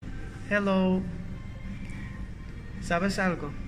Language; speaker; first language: Spanish; early bilingual, heritage; English